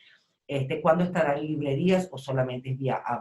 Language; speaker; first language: Spanish; native; Spanish